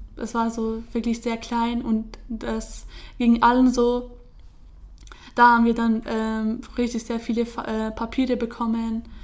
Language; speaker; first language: German; early bilingual, other home language; Kurdish